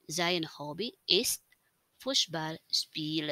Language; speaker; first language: German; non-native, fluent; Indonesian